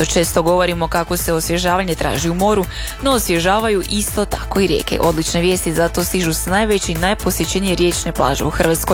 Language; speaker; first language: Croatian; native; Croatian